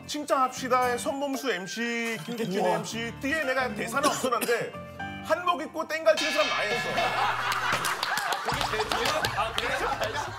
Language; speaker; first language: Korean; non-native, fluent; Hindi